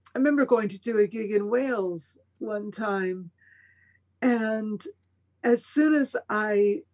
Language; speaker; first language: English; early bilingual, other home language; Spanish